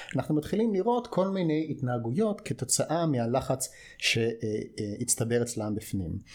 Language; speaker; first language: Hebrew; non-native, fluent; English